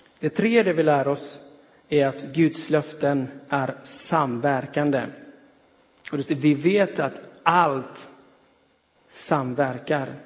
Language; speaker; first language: Swedish; non-native, fluent; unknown